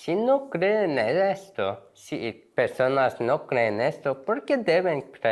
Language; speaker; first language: Spanish; non-native, learner; Korean